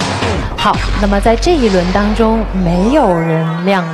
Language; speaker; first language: Chinese; native; Chinese